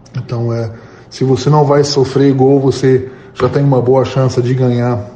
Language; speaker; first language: Portuguese; non-native, fluent; German